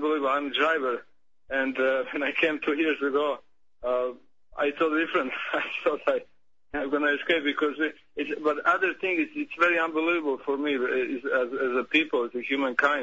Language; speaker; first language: English; non-native, learner; Croatian